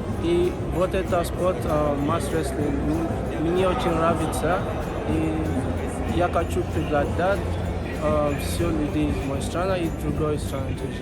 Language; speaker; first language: Russian; non-native, learner; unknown